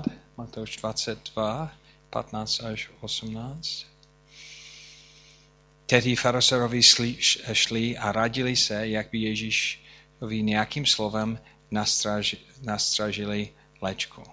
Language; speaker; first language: Czech; non-native, fluent; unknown